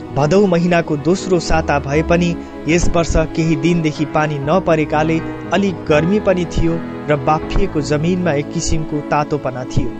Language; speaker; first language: Nepali; native; Nepali